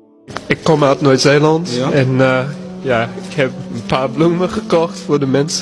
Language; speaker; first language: Dutch; non-native, learner; English